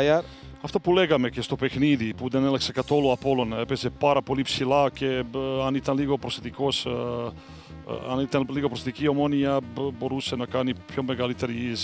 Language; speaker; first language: Greek; non-native, fluent; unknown